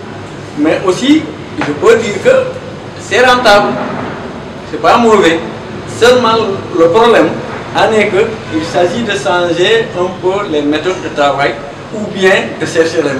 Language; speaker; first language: French; non-native, local second language; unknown